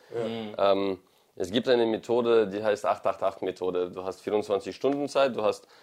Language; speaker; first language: German; non-native, fluent; Ukrainian